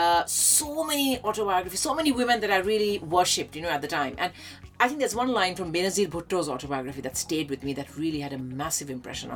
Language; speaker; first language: English; non-native, local second language; Hindi